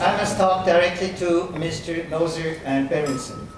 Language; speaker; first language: English; non-native, fluent; German